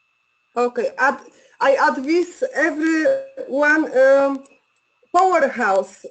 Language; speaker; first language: English; non-native, learner; Polish